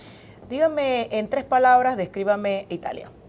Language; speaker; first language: Spanish; native; Spanish